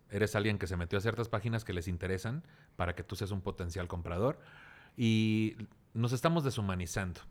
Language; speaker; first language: Spanish; native; Spanish